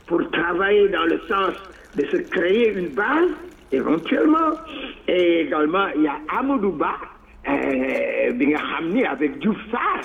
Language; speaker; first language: French; non-native, local second language; Wolof